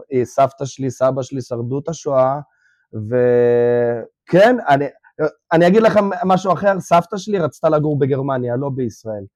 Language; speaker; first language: Hebrew; early bilingual, other home language; Russian